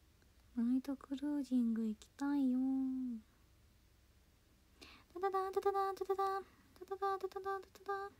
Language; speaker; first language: Japanese; native; Japanese